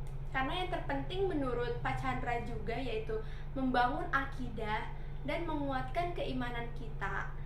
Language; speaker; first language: Indonesian; native; Indonesian